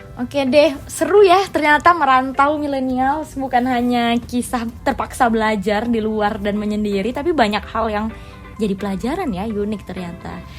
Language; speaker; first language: Indonesian; native; Indonesian